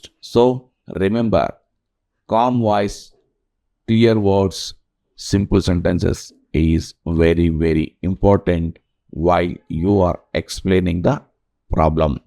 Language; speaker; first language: English; non-native, local second language; Telugu